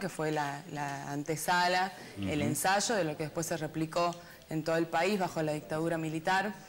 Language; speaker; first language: Spanish; native; Spanish